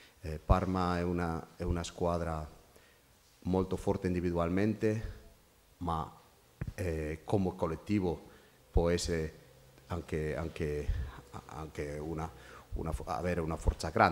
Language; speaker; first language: Italian; non-native, fluent; Spanish